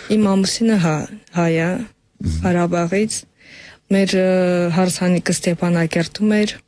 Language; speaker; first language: Armenian; non-native, fluent; Russian